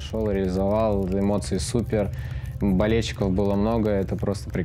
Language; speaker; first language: Russian; native; Russian